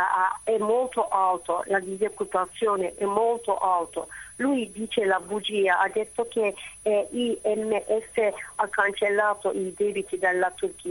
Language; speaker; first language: Italian; non-native, fluent; Turkish